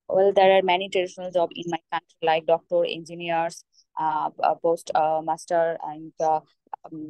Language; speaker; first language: English; non-native, local second language; Bangla